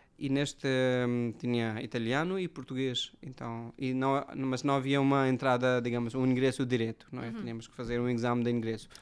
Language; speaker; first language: Portuguese; non-native, fluent; Hindi